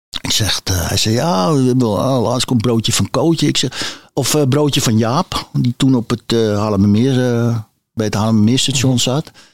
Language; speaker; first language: Dutch; native; Dutch